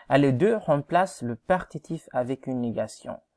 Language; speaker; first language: French; non-native, fluent; Arabic